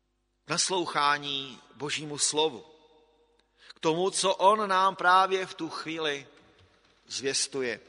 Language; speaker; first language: Czech; native; Czech